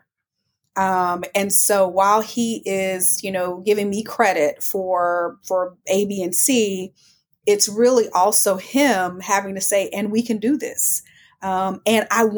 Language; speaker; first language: English; native; English